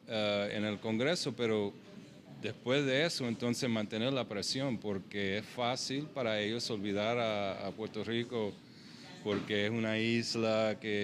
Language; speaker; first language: Spanish; early bilingual, heritage; English